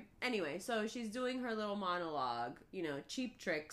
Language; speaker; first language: English; early bilingual, other home language; Urdu